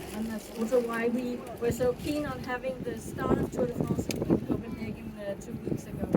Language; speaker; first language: English; non-native, fluent; Danish